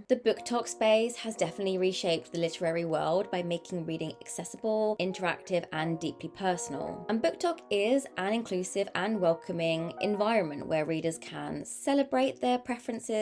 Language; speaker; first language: English; native; English